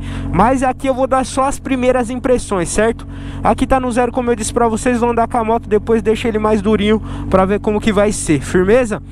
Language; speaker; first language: Portuguese; native; Portuguese